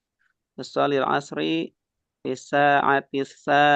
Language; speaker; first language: Arabic; non-native, learner; Indonesian